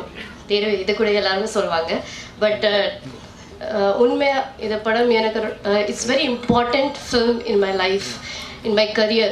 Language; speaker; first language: Tamil; non-native, learner; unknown